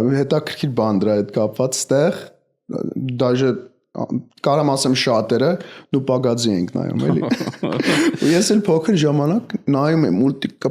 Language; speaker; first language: Armenian; early bilingual, heritage; Armenian